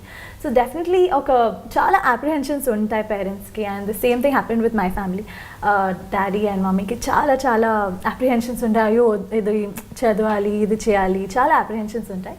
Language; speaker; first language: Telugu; non-native, local second language; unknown